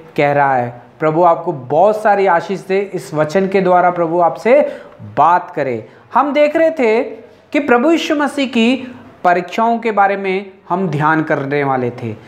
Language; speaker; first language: Hindi; non-native, local second language; Telugu